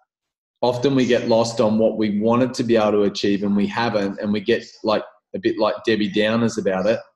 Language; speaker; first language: English; native; English